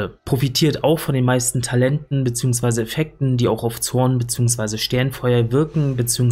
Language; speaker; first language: German; native; German